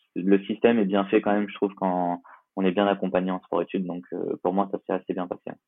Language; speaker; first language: French; native; French